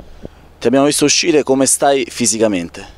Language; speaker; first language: Italian; native; Italian